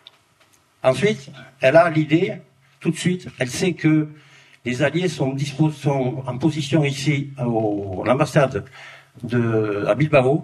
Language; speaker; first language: French; native; French